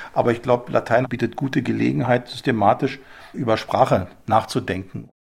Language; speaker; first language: German; native; German